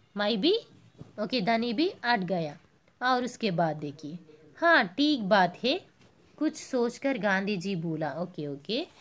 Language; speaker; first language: Hindi; non-native, local second language; Telugu